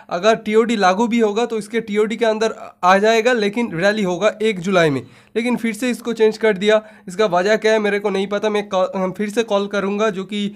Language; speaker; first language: Hindi; non-native, local second language; Bangla